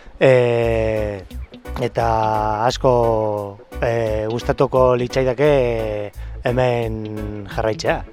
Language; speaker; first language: Basque; non-native, learner; Spanish